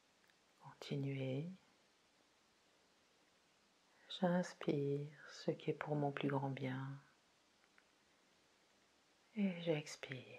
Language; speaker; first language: French; native; French